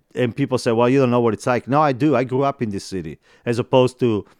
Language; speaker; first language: English; non-native, fluent; Italian